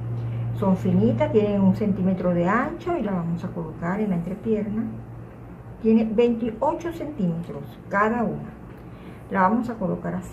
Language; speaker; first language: Spanish; native; Spanish